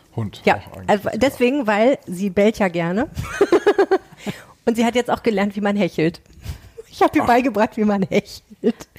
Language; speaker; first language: German; native; German